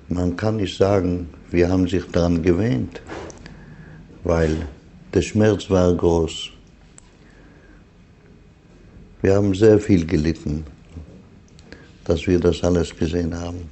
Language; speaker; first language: German; non-native, learner; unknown